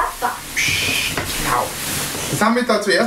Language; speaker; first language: German; native; German